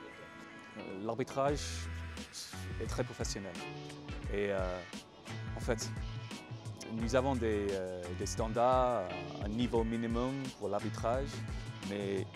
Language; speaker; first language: French; non-native, fluent; English